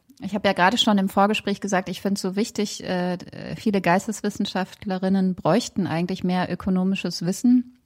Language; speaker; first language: German; native; German